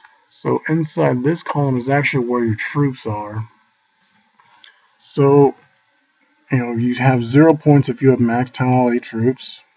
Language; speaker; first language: English; native; English